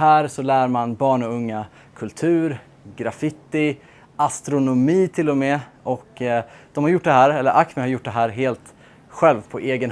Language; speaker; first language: Swedish; native; Swedish